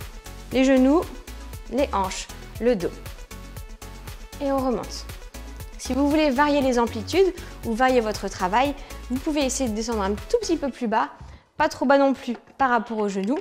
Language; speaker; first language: French; native; French